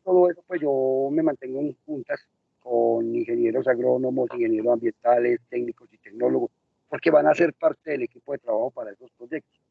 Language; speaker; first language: Spanish; native; Spanish